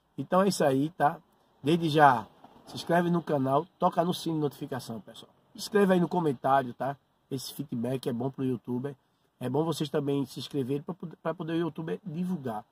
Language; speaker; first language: Portuguese; native; Portuguese